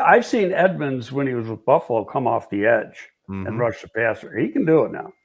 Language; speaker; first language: English; native; English